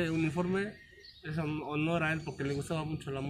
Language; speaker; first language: Spanish; native; Spanish